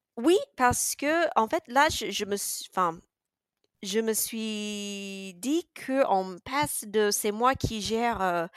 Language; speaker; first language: French; non-native, fluent; English